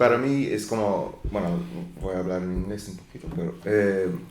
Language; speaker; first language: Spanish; non-native, learner; English